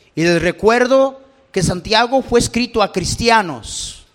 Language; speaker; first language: Spanish; early bilingual, heritage; Spanish